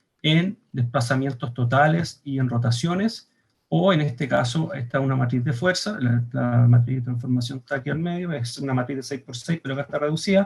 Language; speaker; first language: Spanish; native; Spanish